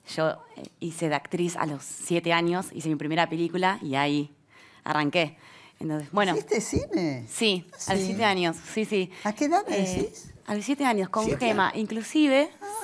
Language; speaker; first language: Spanish; native; Spanish